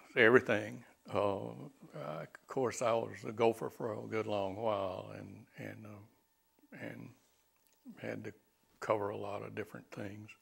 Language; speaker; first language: English; native; English